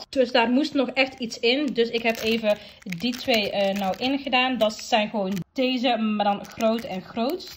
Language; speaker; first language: Dutch; early bilingual, other home language; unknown